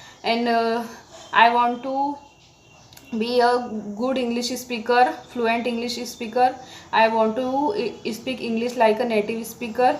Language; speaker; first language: English; non-native, learner; Marathi